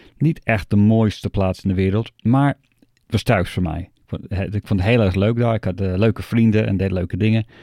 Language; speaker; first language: Dutch; non-native, fluent; English